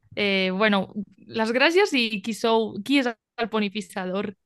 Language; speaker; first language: Catalan; native; Catalan